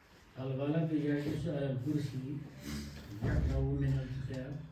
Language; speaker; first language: Arabic; non-native, learner; Kashmiri